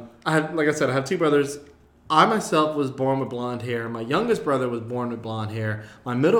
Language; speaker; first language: English; native; English